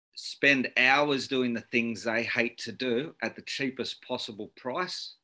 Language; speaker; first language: English; native; English